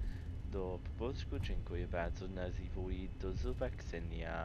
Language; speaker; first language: Polish; non-native, learner; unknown